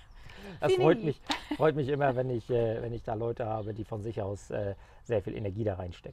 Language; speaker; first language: German; native; German